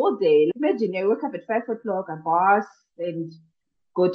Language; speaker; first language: English; non-native, local second language; Tsonga